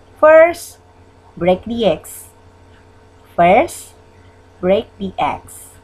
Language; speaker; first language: English; non-native, fluent; Indonesian